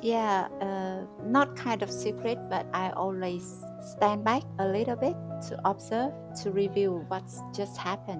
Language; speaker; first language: English; non-native, fluent; Vietnamese